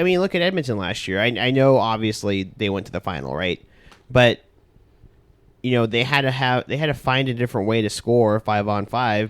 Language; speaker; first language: English; native; English